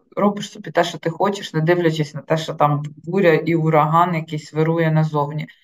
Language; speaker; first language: Ukrainian; native; Ukrainian